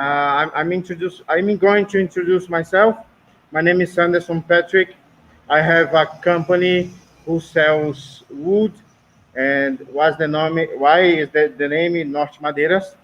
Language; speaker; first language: English; non-native, learner; Portuguese